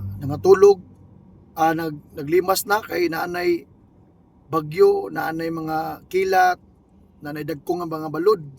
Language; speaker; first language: Cebuano; non-native, local second language; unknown